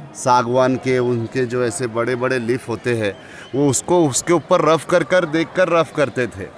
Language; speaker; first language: Hindi; non-native, local second language; Marathi